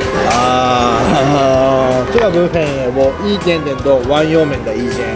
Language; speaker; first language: Chinese; non-native, fluent; Japanese